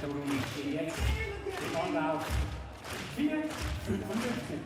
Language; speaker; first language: German; native; German